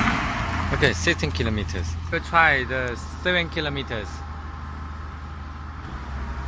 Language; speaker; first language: English; non-native, learner; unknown